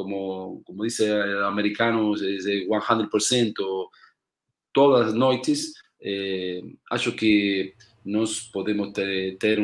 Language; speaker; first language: Portuguese; non-native, learner; Spanish